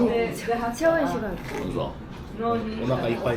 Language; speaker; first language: Japanese; non-native, learner; Korean